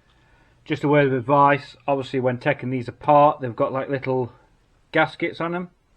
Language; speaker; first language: English; native; English